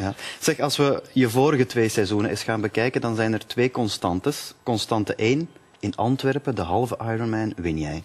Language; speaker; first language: Dutch; native; Dutch